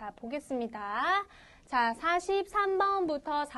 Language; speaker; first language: Korean; non-native, fluent; Chinese